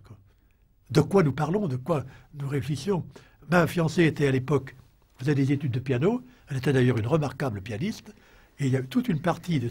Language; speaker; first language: French; native; French